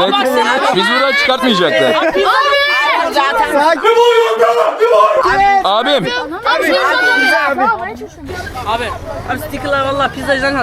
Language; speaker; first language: Turkish; native; Turkish